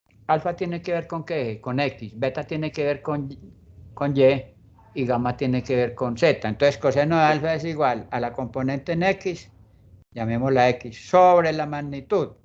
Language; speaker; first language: Spanish; native; Spanish